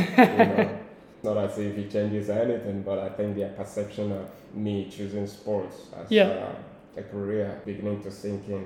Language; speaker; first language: English; non-native, local second language; Igbo